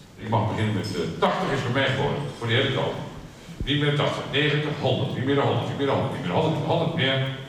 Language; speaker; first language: Dutch; native; Dutch